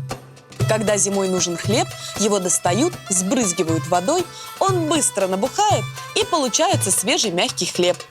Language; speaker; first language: Russian; native; Russian